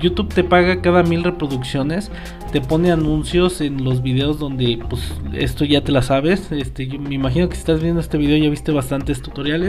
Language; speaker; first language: Spanish; native; Spanish